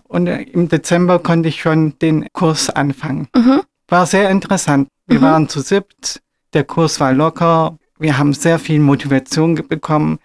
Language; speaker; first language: German; early bilingual, other home language; Turkish